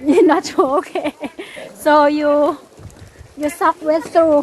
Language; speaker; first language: English; non-native, learner; Thai